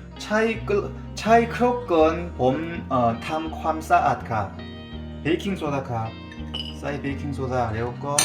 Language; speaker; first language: Thai; non-native, learner; Korean